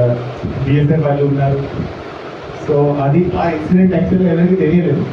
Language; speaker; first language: Telugu; native; Telugu